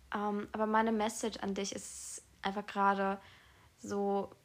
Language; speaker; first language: German; early bilingual, other home language; Polish